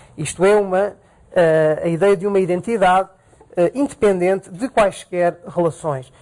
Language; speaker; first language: Portuguese; native; Portuguese